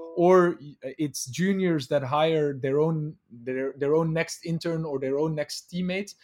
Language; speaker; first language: English; non-native, fluent; Dutch